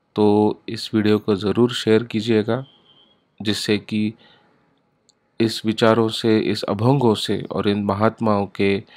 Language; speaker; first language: Hindi; non-native, local second language; Marathi